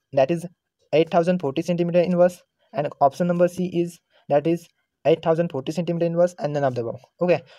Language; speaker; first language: Hindi; non-native, local second language; Marathi